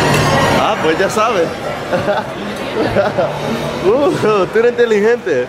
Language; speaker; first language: Spanish; early bilingual, heritage; English